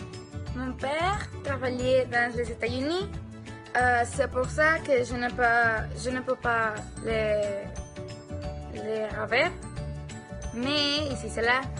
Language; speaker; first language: French; non-native, learner; Spanish